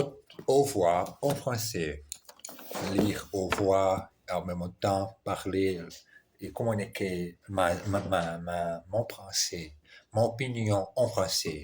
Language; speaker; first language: French; non-native, learner; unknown